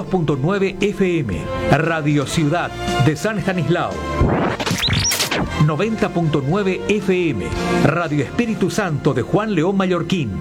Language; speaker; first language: Spanish; native; Spanish